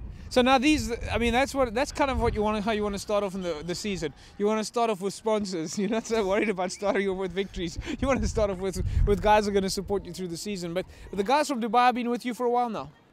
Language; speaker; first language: English; non-native, local second language; Afrikaans